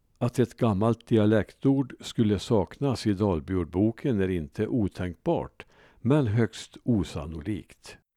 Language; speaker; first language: Swedish; native; Swedish